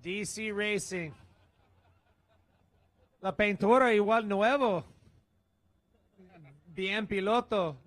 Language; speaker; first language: Spanish; non-native, learner; English